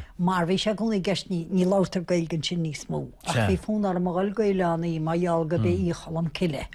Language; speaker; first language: Irish; native; Irish